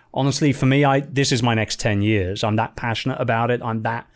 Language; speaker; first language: English; native; English